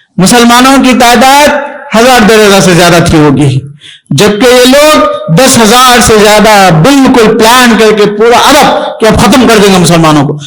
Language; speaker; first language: Urdu; native; Urdu